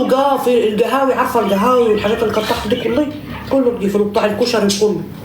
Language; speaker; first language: Arabic; native; Arabic